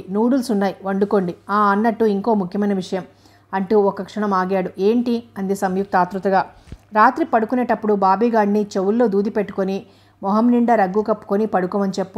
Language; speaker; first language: Telugu; native; Telugu